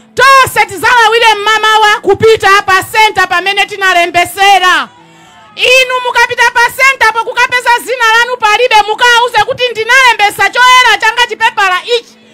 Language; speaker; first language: Nyanja; native; Nyanja